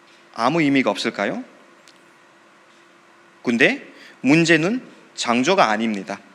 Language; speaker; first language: Korean; non-native, fluent; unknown